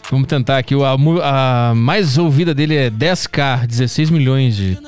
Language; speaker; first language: Portuguese; native; Portuguese